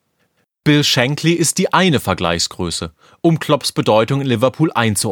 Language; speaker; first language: German; native; German